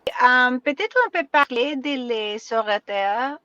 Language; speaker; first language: French; non-native, learner; Spanish